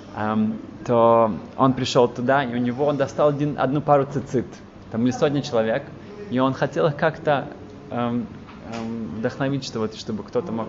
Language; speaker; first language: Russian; early bilingual, heritage; Russian